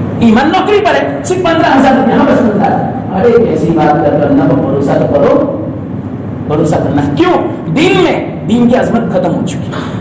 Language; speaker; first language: Urdu; non-native, local second language; Gujarati